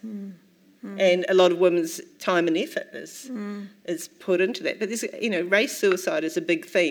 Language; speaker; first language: English; native; English